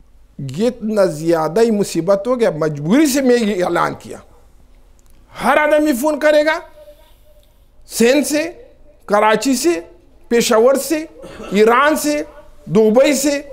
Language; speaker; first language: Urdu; non-native, local second language; Pashto